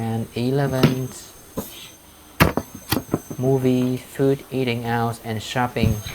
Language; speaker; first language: English; non-native, fluent; Vietnamese